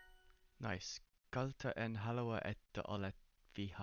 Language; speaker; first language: Finnish; non-native, learner; English